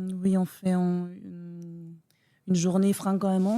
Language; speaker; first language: French; non-native, learner; German